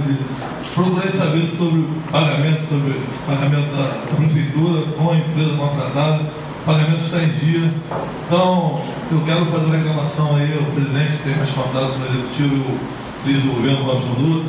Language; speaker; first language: Portuguese; native; Portuguese